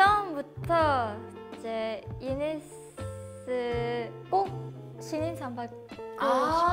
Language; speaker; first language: Korean; non-native, learner; Filipino